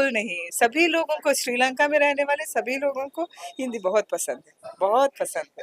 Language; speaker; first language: Hindi; non-native, fluent; Sinhala